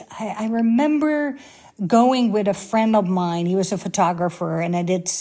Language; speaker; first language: English; non-native, fluent; Dutch